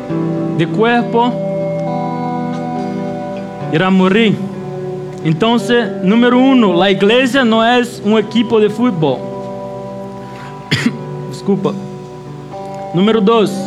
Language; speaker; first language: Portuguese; non-native, learner; Spanish